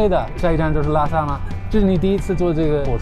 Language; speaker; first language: Chinese; non-native, fluent; English